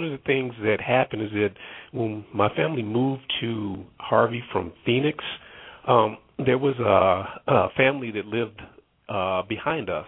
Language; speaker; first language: English; native; English